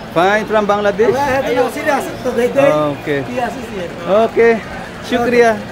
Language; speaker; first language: English; non-native, learner; Filipino